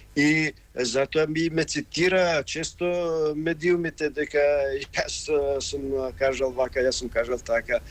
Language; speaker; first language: Macedonian; non-native, local second language; Albanian